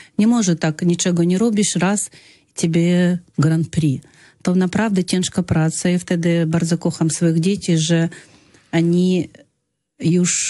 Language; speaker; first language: Polish; non-native, learner; Russian